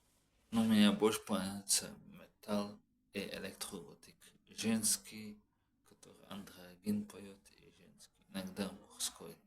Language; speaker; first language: Russian; non-native, learner; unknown